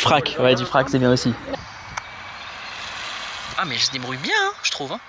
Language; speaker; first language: French; native; French